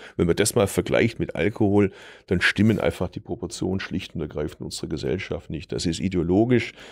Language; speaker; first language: German; early bilingual, other home language; Turkish